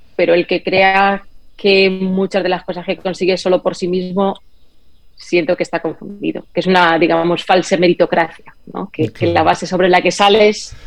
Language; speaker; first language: Spanish; native; Spanish